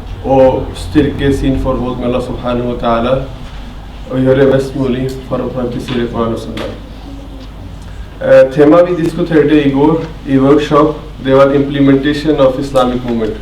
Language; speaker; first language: Norwegian; non-native, fluent; Urdu